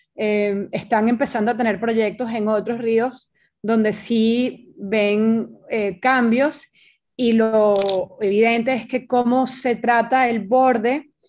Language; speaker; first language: Spanish; native; Spanish